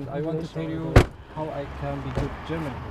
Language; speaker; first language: English; non-native, learner; Arabic